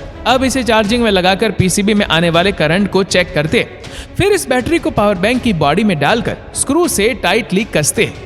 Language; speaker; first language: Hindi; native; Hindi